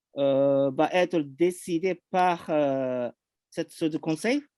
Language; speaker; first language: French; non-native, fluent; Japanese